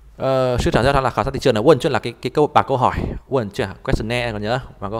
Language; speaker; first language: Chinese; non-native, fluent; Vietnamese